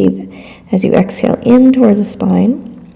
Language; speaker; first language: English; native; English